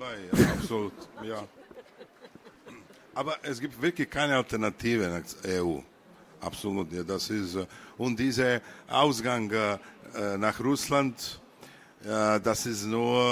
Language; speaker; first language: German; non-native, learner; Serbian